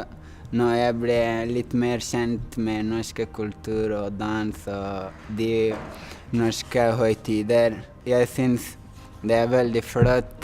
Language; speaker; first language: Norwegian; non-native, learner; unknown